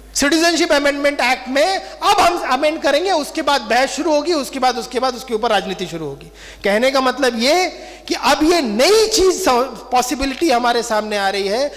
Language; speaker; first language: Hindi; non-native, local second language; Marathi